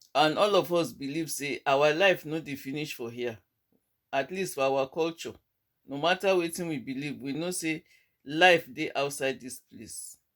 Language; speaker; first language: Nigerian Pidgin; non-native, local second language; Yoruba